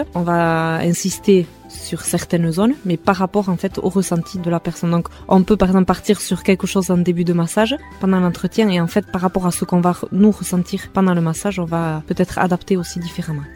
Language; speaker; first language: French; non-native, local second language; Basque